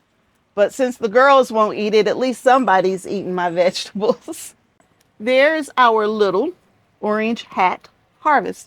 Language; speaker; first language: English; native; English